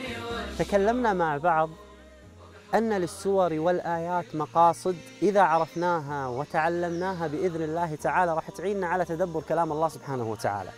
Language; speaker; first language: Arabic; native; Arabic